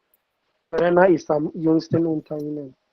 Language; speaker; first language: German; non-native, learner; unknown